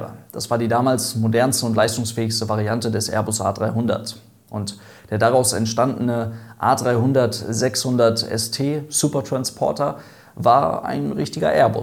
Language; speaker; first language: German; native; German